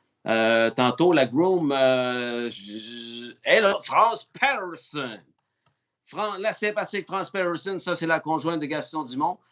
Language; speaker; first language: French; native; French